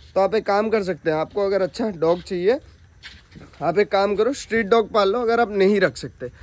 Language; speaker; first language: Hindi; non-native, local second language; Odia